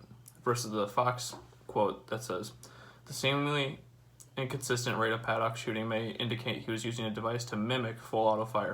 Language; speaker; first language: English; native; English